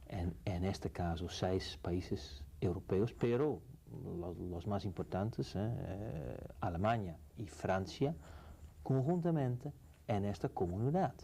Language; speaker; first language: Spanish; non-native, fluent; Dutch